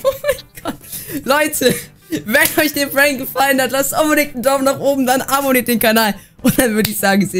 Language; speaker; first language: German; native; German